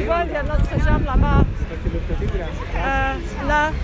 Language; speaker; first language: French; non-native, fluent; English